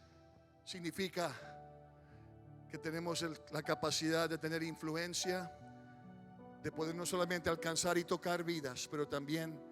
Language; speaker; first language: Spanish; early bilingual, heritage; Spanish